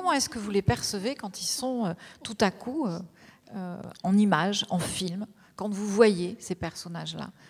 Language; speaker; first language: French; native; French